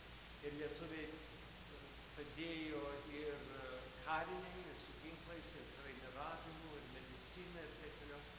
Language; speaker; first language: Lithuanian; early bilingual, heritage; Lithuanian